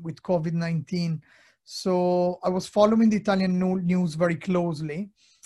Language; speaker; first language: English; non-native, fluent; Italian